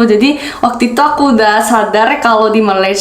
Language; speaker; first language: Indonesian; non-native, fluent; Korean